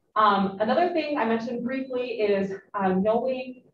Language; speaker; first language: English; native; English